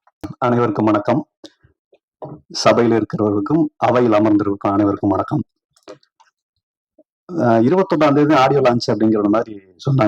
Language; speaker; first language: Tamil; native; Tamil